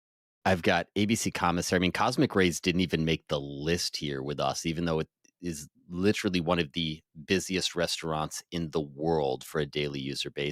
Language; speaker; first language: English; native; English